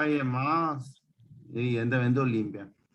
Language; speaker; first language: Spanish; native; Spanish